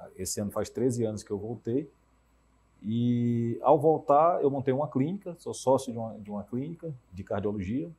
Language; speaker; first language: Portuguese; native; Portuguese